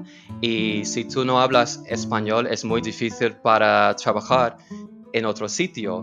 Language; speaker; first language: Spanish; non-native, learner; English